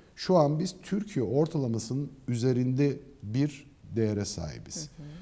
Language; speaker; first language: Turkish; native; Turkish